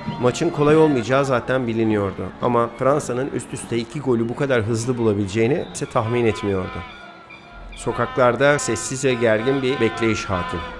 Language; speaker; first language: Turkish; native; Turkish